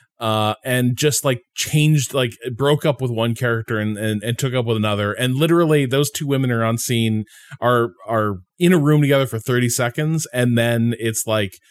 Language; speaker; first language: English; native; English